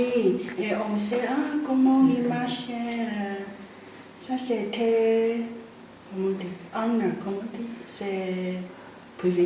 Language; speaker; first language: French; non-native, learner; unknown